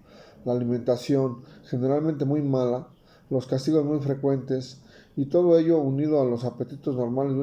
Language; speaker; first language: Spanish; native; Spanish